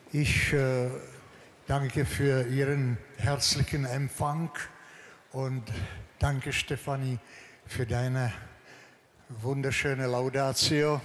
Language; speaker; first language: German; non-native, fluent; Czech